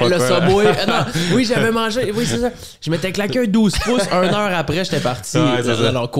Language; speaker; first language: French; native; French